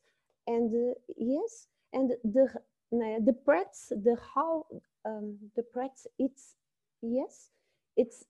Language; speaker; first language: English; non-native, learner; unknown